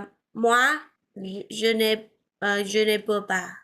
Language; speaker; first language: French; non-native, learner; Vietnamese